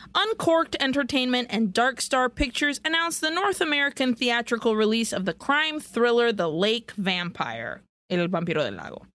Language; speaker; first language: English; early bilingual, other home language; Spanish